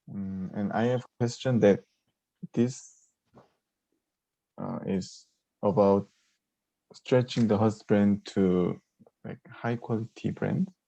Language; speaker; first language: English; non-native, learner; Korean